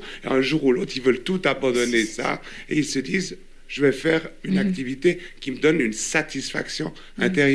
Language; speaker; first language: French; native; French